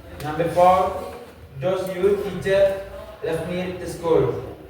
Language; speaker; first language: English; non-native, learner; Indonesian